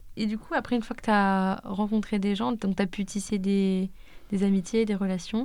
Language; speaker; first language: French; native; French